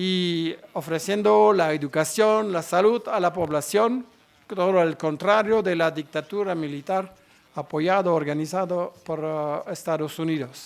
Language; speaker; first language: Spanish; non-native, fluent; French